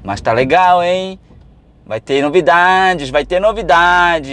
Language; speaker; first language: Portuguese; native; Portuguese